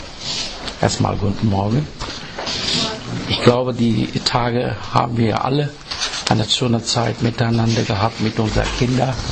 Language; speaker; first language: German; non-native, fluent; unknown